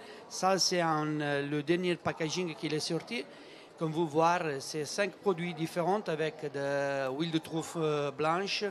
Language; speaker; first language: French; non-native, learner; Italian